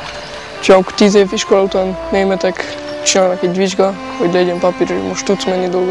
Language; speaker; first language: Hungarian; non-native, learner; German